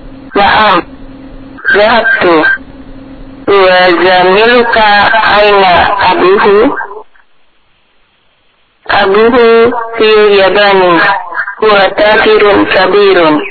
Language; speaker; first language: Arabic; non-native, learner; Indonesian